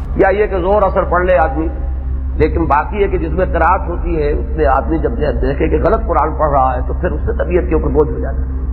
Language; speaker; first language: Urdu; native; Urdu